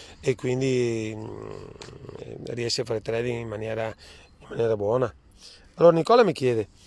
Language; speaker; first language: Italian; native; Italian